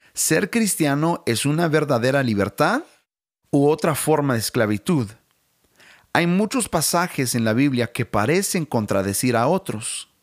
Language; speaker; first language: Spanish; non-native, fluent; English